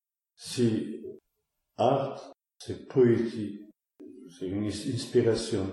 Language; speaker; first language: French; non-native, learner; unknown